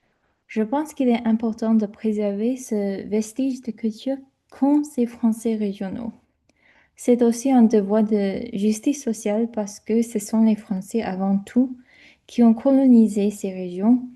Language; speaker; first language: French; non-native, fluent; English